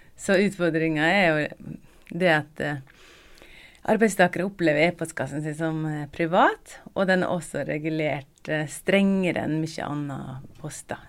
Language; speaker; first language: Norwegian; native; Norwegian